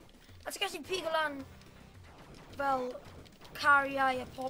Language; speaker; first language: Welsh; non-native, local second language; English